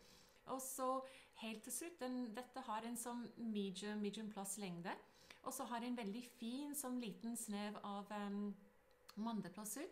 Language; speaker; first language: Norwegian; non-native, fluent; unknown